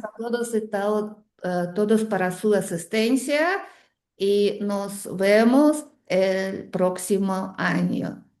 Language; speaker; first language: Spanish; non-native, fluent; Russian